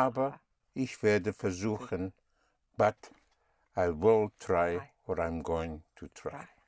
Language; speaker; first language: German; non-native, fluent; English